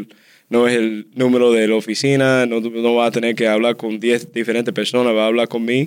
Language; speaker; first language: Spanish; early bilingual, heritage; Spanish